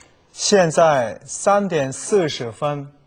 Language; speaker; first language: Chinese; non-native, fluent; Korean